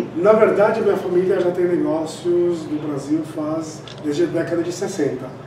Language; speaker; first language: Portuguese; non-native, fluent; Spanish